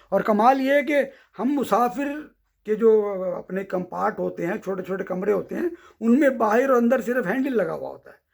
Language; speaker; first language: Urdu; native; Urdu